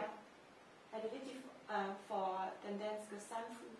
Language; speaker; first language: Danish; non-native, fluent; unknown